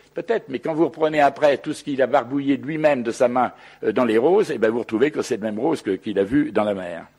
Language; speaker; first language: French; native; French